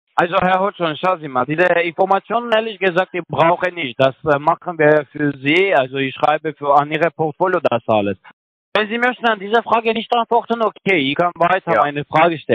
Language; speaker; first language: German; non-native, learner; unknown